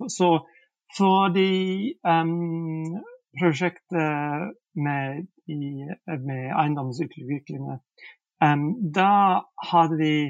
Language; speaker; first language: Norwegian; non-native, fluent; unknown